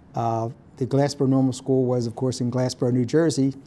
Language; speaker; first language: English; native; English